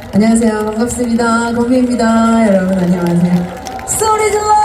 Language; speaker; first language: Korean; native; Korean